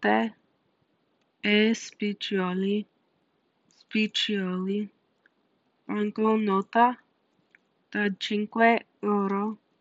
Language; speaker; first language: Italian; non-native, learner; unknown